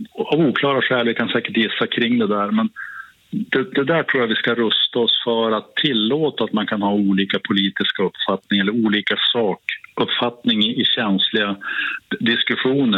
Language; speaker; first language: Swedish; native; Swedish